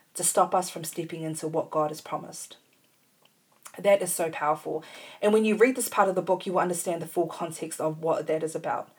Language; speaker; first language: English; native; English